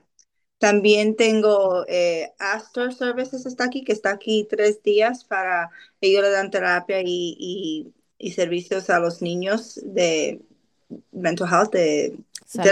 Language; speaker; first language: Spanish; early bilingual, other home language; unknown